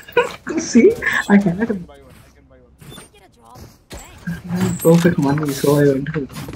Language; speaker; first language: English; non-native, local second language; Kannada